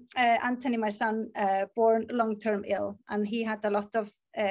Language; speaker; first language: English; non-native, fluent; Icelandic